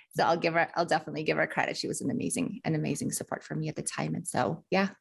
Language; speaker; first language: English; early bilingual, other home language; Russian